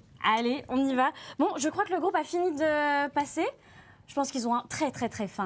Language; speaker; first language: French; native; French